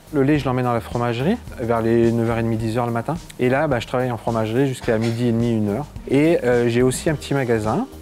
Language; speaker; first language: French; native; French